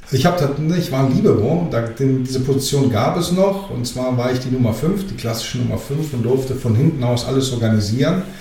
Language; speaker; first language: German; early bilingual, other home language; Greek